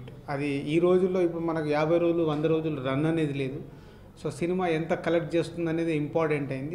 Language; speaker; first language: Telugu; native; Telugu